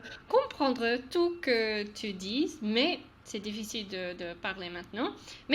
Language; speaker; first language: French; non-native, learner; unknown